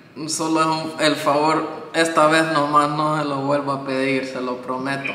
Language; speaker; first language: Spanish; early bilingual, heritage; Spanish